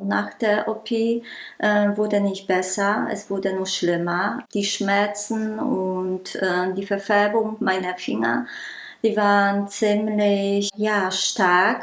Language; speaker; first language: German; non-native, local second language; Polish